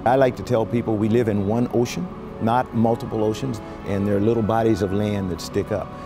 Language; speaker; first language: English; native; English